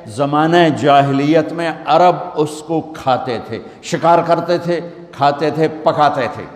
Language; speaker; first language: Urdu; non-native, local second language; Saraiki